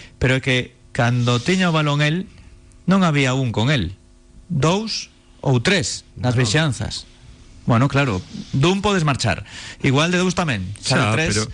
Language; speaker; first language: Galician; native; Galician